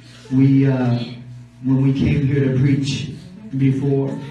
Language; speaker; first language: English; native; English